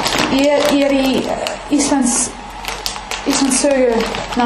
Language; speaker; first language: Icelandic; non-native, learner; English